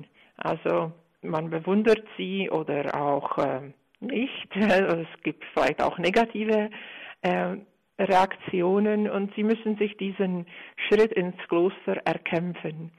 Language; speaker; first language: German; non-native, fluent; Czech